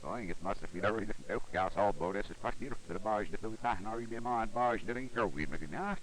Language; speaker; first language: English; native; English